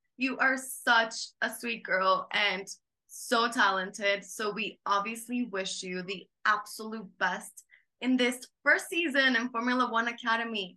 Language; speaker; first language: English; non-native, fluent; Spanish